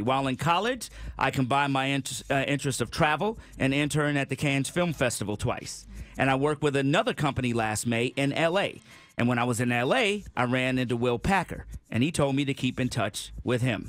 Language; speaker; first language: English; native; English